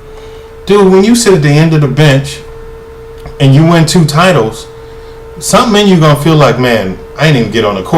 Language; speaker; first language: English; native; English